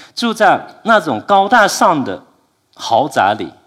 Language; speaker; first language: Chinese; native; Chinese